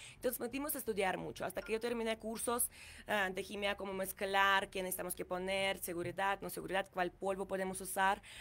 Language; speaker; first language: Spanish; non-native, learner; Ukrainian